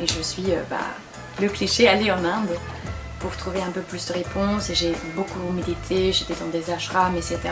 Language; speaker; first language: French; non-native, fluent; German